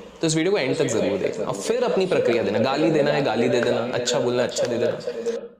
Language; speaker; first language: Hindi; native; Hindi